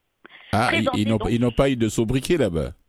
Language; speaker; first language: French; native; French